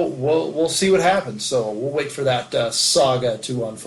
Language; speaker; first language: English; native; English